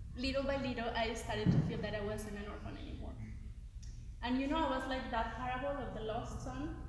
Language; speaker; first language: English; non-native, fluent; Spanish